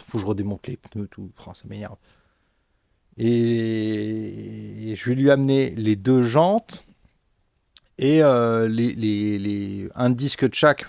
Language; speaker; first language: French; native; French